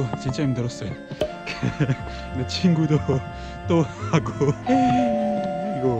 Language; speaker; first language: Korean; non-native, learner; French